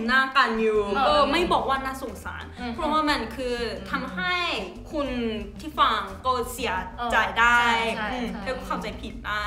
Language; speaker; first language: Thai; non-native, fluent; Korean